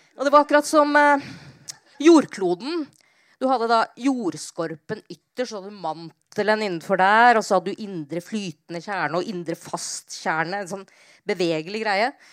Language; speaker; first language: Norwegian; native; Norwegian